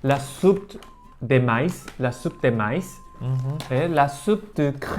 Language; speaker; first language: French; non-native, learner; Korean